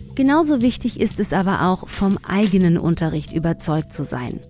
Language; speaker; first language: German; early bilingual, other home language; Tigrinya